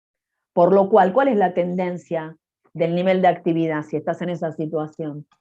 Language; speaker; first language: Spanish; native; Spanish